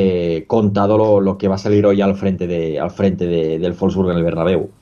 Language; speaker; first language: Spanish; native; Spanish